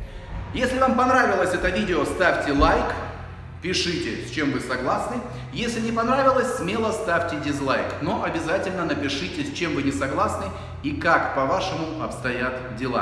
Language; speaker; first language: Russian; native; Russian